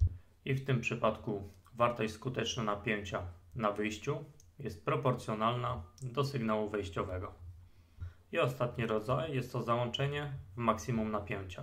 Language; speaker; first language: Polish; native; Polish